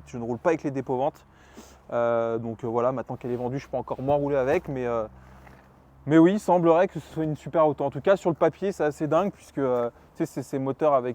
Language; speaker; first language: French; native; French